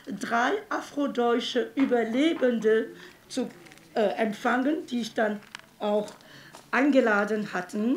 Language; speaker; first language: German; non-native, fluent; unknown